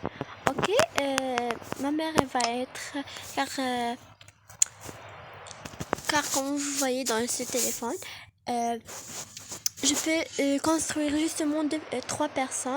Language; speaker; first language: French; non-native, learner; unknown